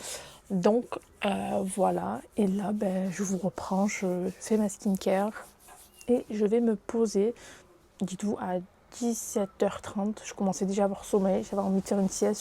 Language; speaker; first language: French; native; French